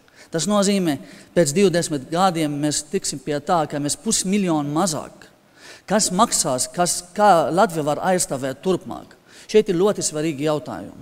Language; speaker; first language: Latvian; non-native, fluent; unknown